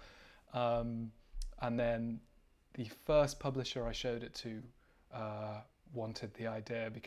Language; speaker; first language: English; native; English